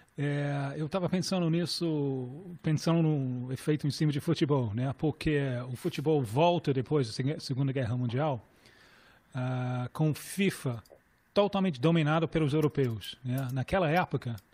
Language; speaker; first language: Portuguese; non-native, fluent; English